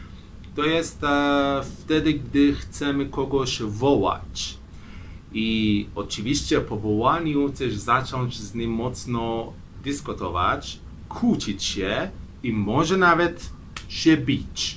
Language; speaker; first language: Polish; non-native, fluent; Persian